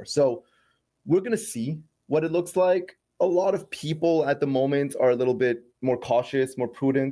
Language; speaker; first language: English; native; English